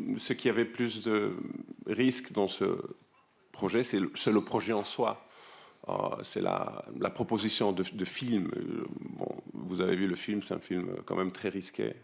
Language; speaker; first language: French; non-native, fluent; Spanish